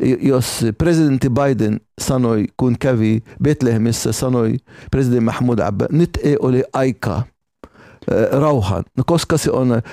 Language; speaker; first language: Finnish; non-native, fluent; Arabic